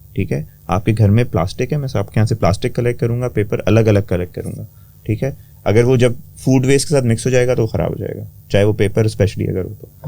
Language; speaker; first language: Urdu; native; Urdu